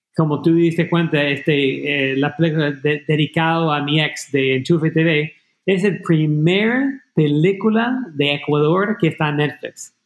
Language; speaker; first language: Spanish; non-native, fluent; English